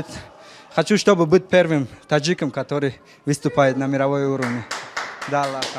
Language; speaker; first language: Russian; non-native, fluent; Tajik